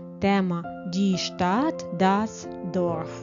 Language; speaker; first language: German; non-native, fluent; Ukrainian